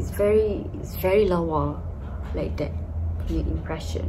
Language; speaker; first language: English; non-native, local second language; Malay